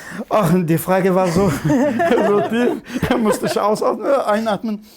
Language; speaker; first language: German; non-native, fluent; Kurdish